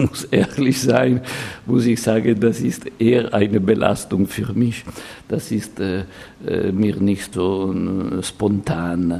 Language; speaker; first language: German; non-native, fluent; Italian